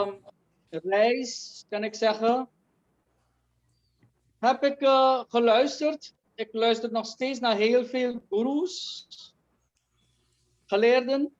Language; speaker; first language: Dutch; non-native, local second language; Caribbean Hindustani